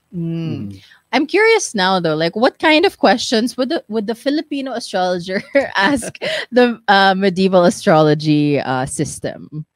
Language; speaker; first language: English; non-native, local second language; Filipino